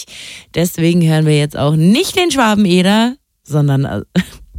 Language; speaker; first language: German; native; German